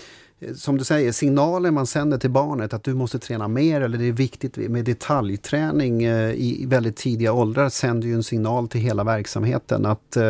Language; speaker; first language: Swedish; native; Swedish